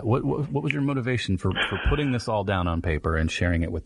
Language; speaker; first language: English; native; English